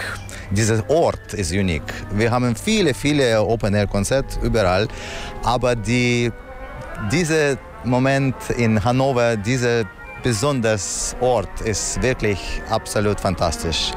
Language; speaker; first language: German; non-native, fluent; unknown